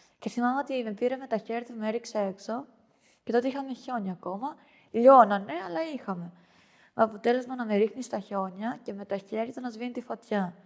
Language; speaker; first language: Greek; early bilingual, other home language; Albanian